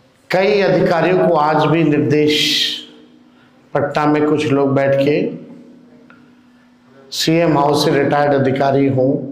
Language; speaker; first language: Hindi; native; Hindi